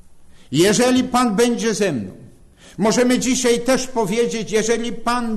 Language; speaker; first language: Polish; native; Polish